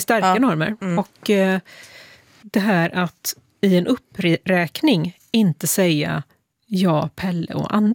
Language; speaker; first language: Swedish; native; Swedish